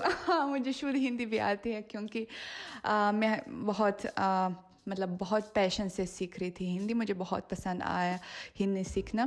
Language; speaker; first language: Hindi; non-native, fluent; Russian